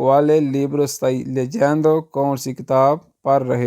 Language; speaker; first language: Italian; non-native, learner; Urdu